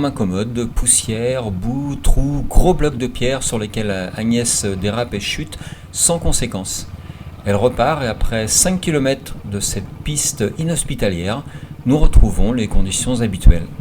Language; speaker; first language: French; native; French